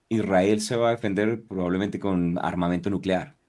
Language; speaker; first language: Spanish; native; Spanish